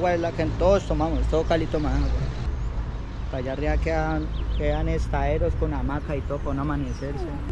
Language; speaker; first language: Spanish; native; Spanish